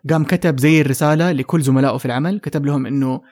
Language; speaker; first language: Arabic; native; Arabic